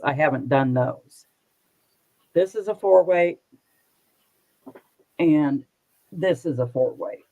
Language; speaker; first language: English; native; English